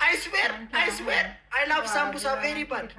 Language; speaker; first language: English; non-native, learner; Oromo